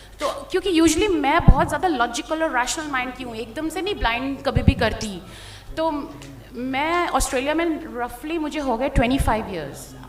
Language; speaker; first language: Hindi; native; Hindi